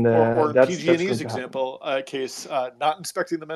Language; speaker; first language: English; native; English